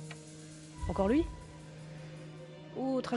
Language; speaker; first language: French; native; French